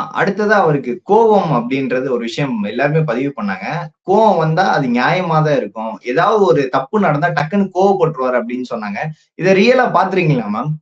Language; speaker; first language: Tamil; native; Tamil